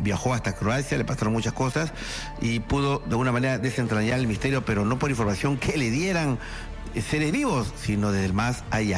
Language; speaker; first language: Spanish; native; Spanish